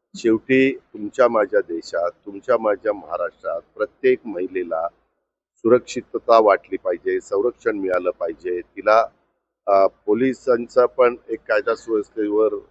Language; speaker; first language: Marathi; native; Marathi